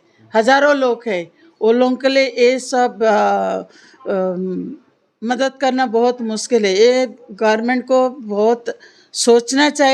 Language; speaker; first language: Hindi; non-native, local second language; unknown